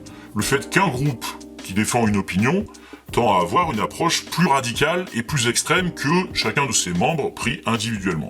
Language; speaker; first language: French; native; French